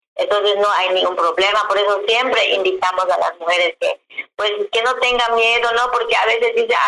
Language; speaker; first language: Spanish; non-native, local second language; Yucateco